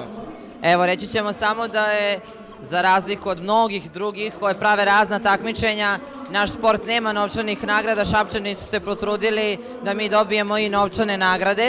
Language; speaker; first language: Bosnian; native; Bosnian